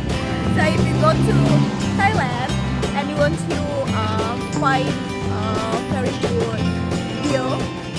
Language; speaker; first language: English; non-native, local second language; Indonesian